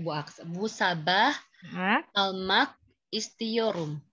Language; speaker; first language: Turkish; non-native, learner; Indonesian